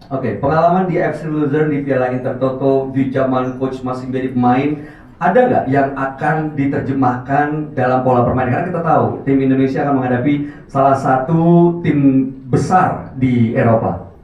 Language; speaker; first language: Indonesian; native; Indonesian